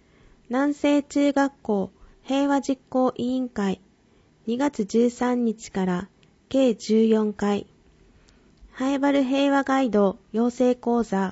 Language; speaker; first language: Japanese; native; Japanese